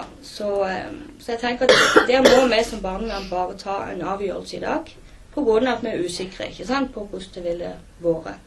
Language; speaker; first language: Norwegian; native; Norwegian